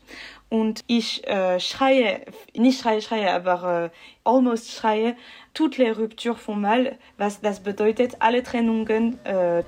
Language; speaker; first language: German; non-native, learner; French